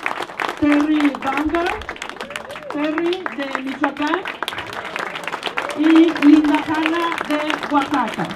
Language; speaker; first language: Spanish; native; Spanish